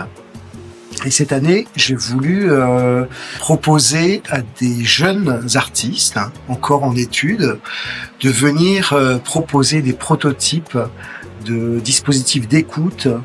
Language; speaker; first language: French; native; French